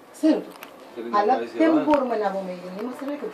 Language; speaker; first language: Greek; non-native, learner; Persian